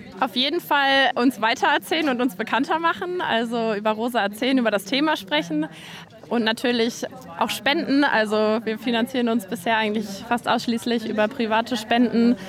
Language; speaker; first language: German; native; German